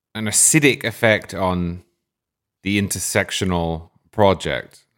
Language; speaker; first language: English; native; English